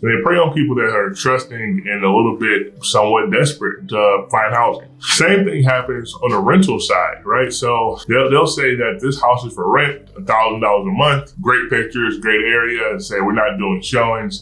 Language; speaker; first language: English; native; English